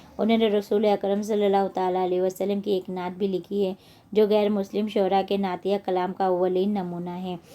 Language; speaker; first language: Urdu; native; Urdu